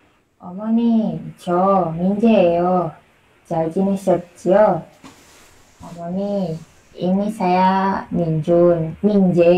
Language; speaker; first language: Korean; non-native, learner; Indonesian